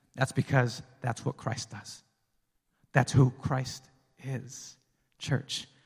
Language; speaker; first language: English; early bilingual, other home language; Spanish